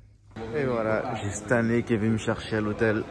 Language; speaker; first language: French; native; French